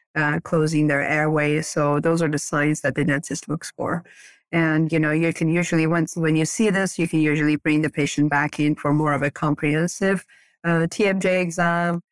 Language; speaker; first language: English; early bilingual, other home language; Persian